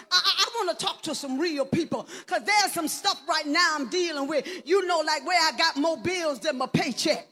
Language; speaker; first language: English; native; English